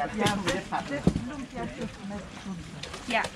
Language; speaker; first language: Dutch; non-native, learner; Thai